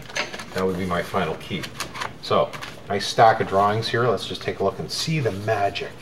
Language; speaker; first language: English; native; English